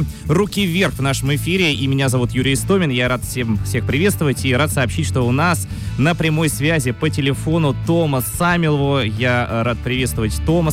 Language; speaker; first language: Russian; native; Russian